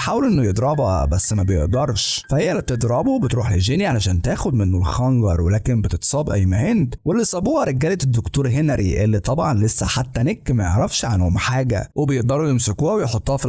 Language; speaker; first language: Arabic; native; Arabic